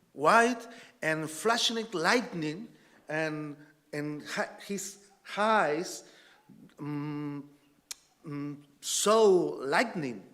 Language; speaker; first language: English; non-native, learner; Spanish